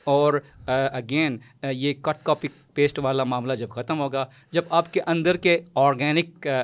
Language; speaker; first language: Urdu; non-native, local second language; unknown